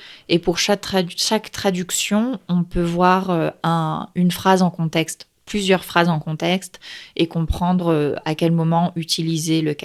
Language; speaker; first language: French; native; French